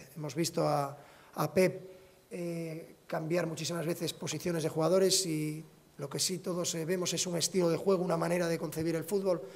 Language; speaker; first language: Spanish; native; Spanish